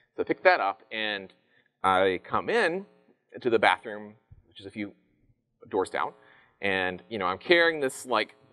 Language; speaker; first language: English; native; English